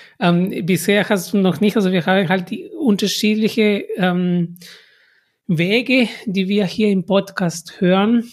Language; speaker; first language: German; non-native, fluent; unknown